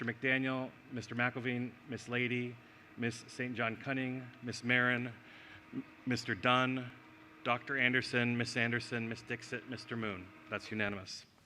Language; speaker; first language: English; native; English